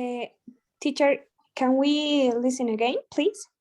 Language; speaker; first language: English; non-native, learner; Spanish